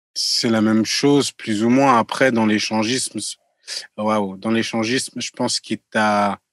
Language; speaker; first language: French; native; French